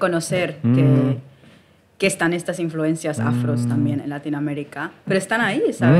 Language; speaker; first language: Spanish; early bilingual, heritage; Spanish